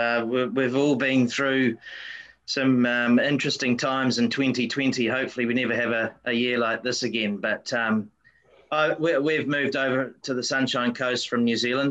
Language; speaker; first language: English; native; English